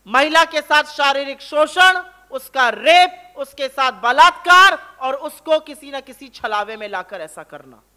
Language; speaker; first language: Hindi; native; Hindi